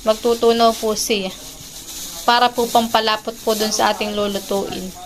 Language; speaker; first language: Filipino; native; Filipino